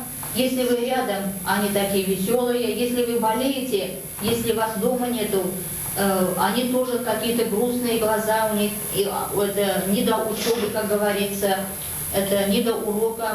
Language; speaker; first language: Russian; non-native, local second language; Bashkir